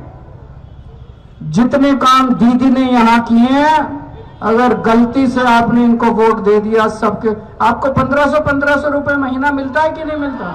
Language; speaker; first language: Hindi; native; Hindi